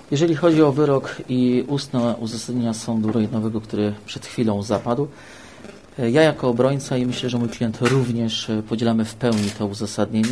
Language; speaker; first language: Polish; native; Polish